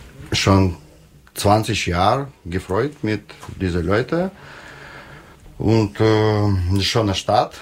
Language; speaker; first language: German; non-native, learner; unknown